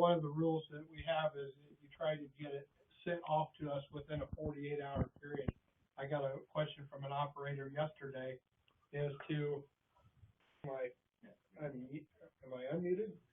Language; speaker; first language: English; native; English